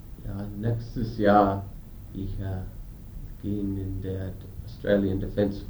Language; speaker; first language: German; non-native, learner; English